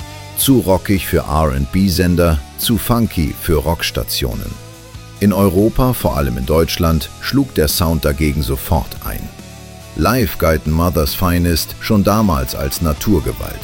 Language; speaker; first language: German; native; German